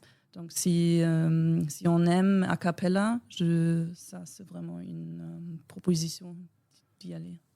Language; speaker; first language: French; non-native, learner; German